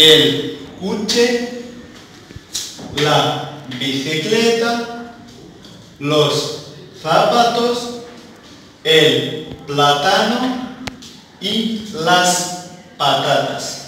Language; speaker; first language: Spanish; non-native, fluent; Arabic